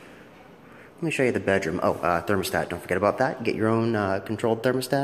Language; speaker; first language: English; native; English